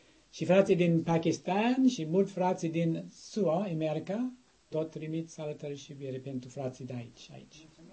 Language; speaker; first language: Romanian; non-native, learner; English